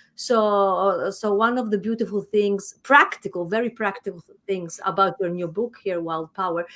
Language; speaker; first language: English; non-native, fluent; Italian